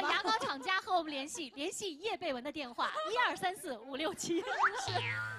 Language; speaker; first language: Chinese; native; Chinese